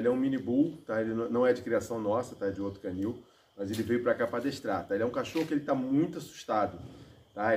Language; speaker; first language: Portuguese; native; Portuguese